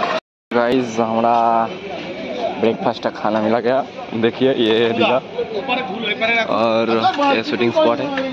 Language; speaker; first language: Hindi; non-native, local second language; Bangla